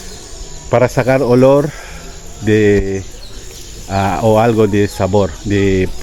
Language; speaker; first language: Spanish; non-native, learner; Filipino